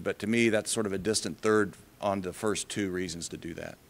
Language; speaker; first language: English; native; English